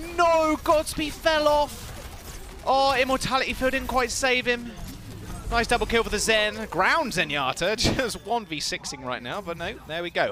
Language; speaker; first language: English; native; English